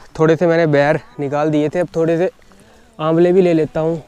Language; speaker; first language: Hindi; native; Hindi